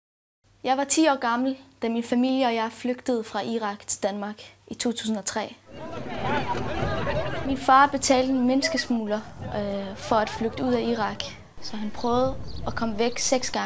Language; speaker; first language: Danish; early bilingual, other home language; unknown